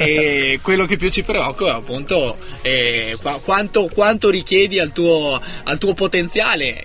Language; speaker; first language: Italian; native; Italian